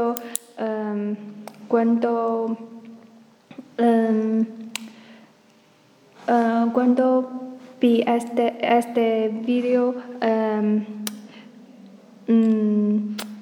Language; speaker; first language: Spanish; non-native, learner; Chinese